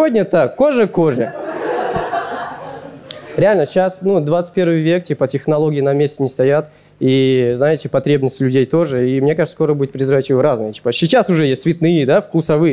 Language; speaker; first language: Russian; native; Russian